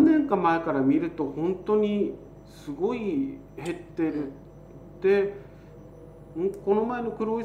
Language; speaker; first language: Japanese; native; Japanese